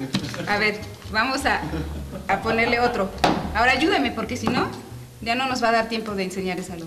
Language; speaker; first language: Spanish; native; Spanish